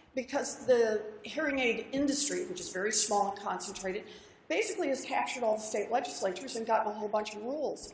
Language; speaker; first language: English; native; English